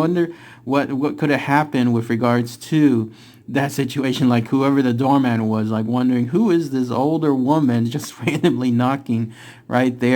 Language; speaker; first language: English; native; English